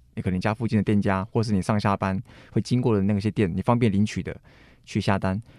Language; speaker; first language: Chinese; native; Chinese